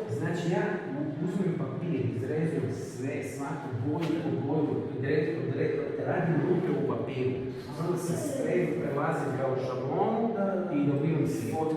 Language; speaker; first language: Croatian; native; Croatian